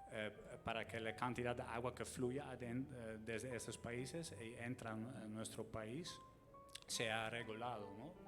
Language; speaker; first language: Spanish; non-native, fluent; Dutch